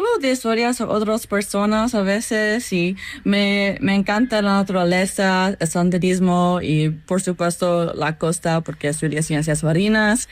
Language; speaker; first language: Spanish; non-native, fluent; English